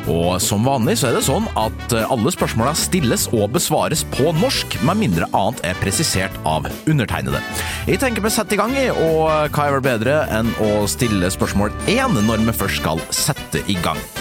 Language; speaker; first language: Norwegian; native; Norwegian